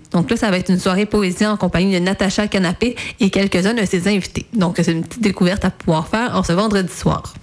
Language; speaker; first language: French; native; French